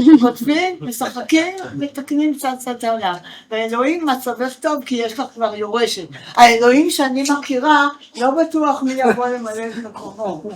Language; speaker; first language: Hebrew; native; Hebrew